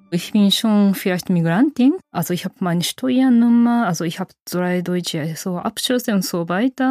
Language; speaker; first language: German; non-native, fluent; Japanese